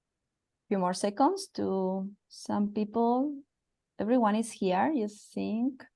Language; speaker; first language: English; non-native, fluent; Spanish